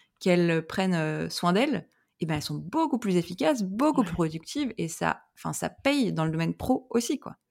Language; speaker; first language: French; native; French